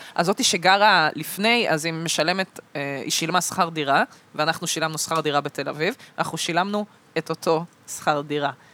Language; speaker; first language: Hebrew; early bilingual, other home language; Russian